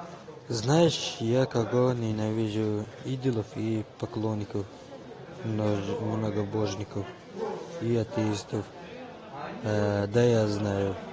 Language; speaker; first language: Russian; non-native, learner; Tajik